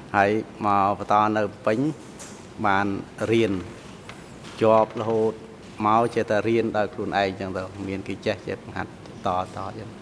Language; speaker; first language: Khmer; non-native, local second language; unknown